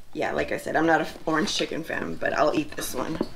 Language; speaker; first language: English; early bilingual, other home language; Spanish